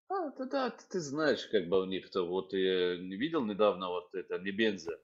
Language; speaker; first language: Russian; non-native, fluent; Arabic